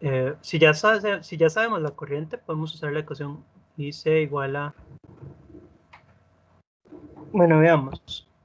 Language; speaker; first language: Spanish; native; Spanish